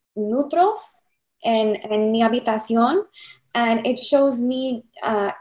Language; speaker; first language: Spanish; non-native, learner; English